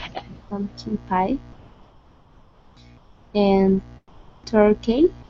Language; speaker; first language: English; non-native, learner; Spanish